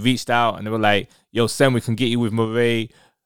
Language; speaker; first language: English; native; English